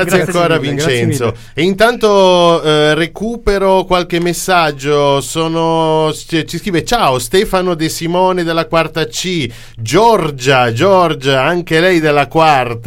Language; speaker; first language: Italian; native; Italian